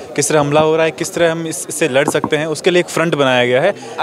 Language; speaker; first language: Hindi; native; Hindi